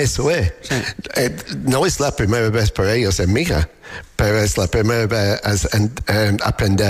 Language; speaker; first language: Spanish; non-native, learner; English